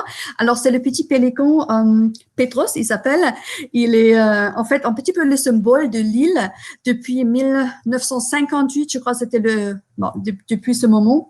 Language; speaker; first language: French; non-native, fluent; German